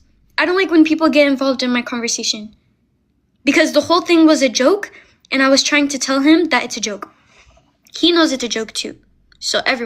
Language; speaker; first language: English; early bilingual, other home language; Amharic